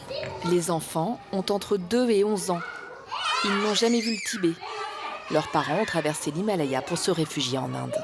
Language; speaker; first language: French; native; French